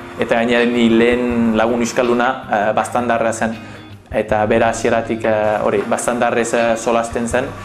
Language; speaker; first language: Basque; non-native, fluent; English